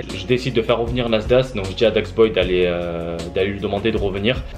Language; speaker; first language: French; native; French